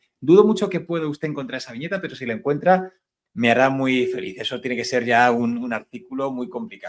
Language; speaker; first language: Spanish; native; Spanish